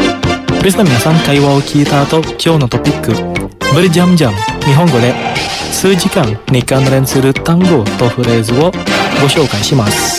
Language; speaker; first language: Japanese; non-native, fluent; Indonesian